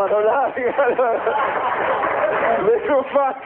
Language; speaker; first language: Spanish; native; Spanish